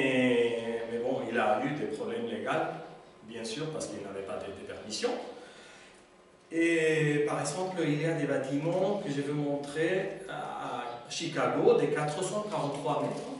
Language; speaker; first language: French; non-native, learner; Spanish